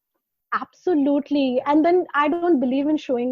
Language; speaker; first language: English; non-native, local second language; Hindi